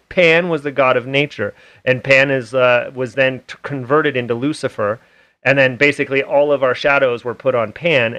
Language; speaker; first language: English; native; English